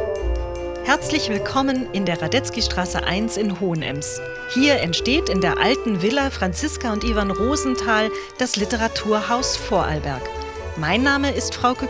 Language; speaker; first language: German; native; German